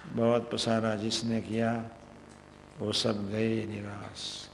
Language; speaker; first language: Hindi; non-native, local second language; Gujarati